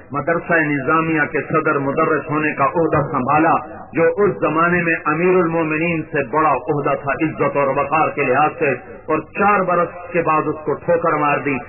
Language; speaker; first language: Urdu; non-native, local second language; Punjabi